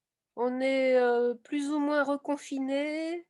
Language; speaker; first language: French; native; French